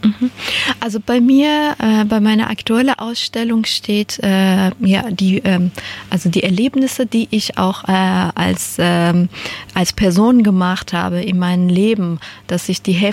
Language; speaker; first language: German; non-native, fluent; Persian